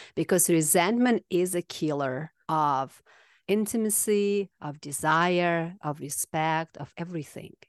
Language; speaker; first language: English; non-native, fluent; Russian